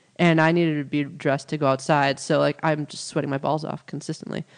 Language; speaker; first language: English; native; English